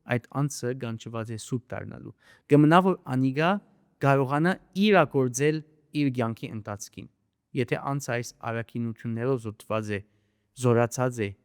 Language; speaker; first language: Armenian; early bilingual, heritage; Armenian